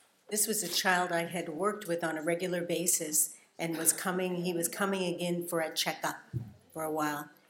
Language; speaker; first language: English; native; English